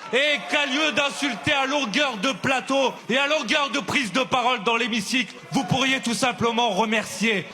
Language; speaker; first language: French; native; French